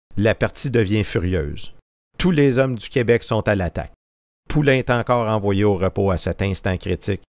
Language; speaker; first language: French; native; French